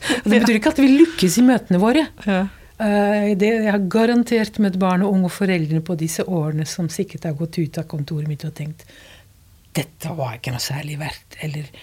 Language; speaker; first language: Norwegian; non-native, fluent; Dutch